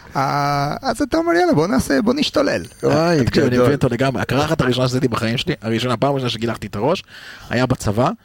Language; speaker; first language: Hebrew; early bilingual, other home language; Spanish